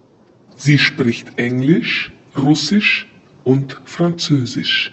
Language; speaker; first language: German; non-native, fluent; Spanish